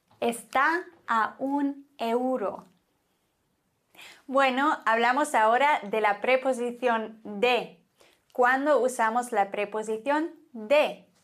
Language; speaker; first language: Spanish; non-native, fluent; German